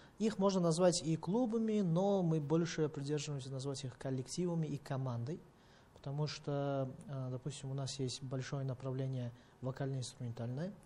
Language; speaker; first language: Russian; non-native, fluent; Uzbek